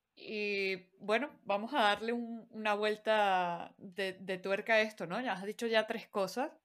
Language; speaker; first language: Spanish; native; Spanish